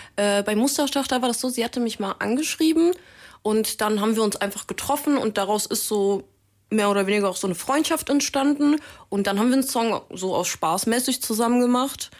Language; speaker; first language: German; native; German